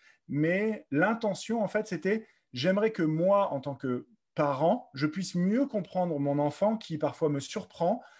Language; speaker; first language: French; native; French